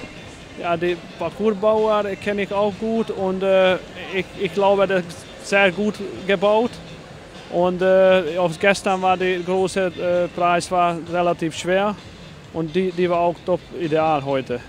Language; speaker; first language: German; non-native, learner; Hungarian